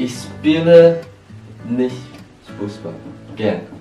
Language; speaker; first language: German; non-native, learner; Indonesian